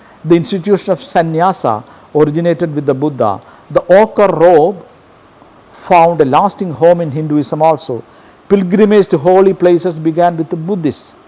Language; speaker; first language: English; non-native, local second language; Malayalam